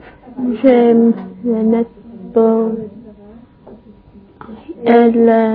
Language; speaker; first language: French; non-native, learner; English